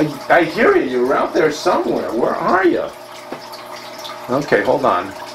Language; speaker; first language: English; native; English